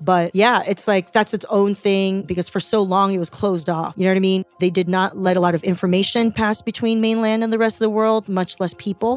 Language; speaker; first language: English; early bilingual, other home language; Chinese